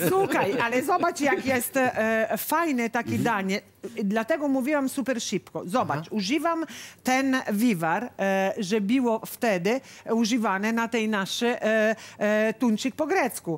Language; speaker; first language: Polish; non-native, learner; Italian